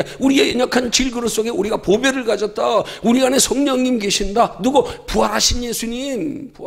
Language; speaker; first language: Korean; native; Korean